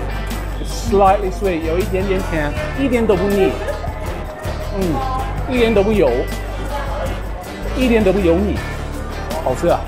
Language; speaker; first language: Chinese; non-native, fluent; English